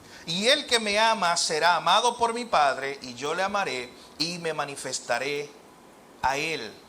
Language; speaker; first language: Spanish; native; Spanish